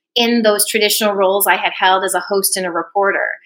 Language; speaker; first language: English; native; English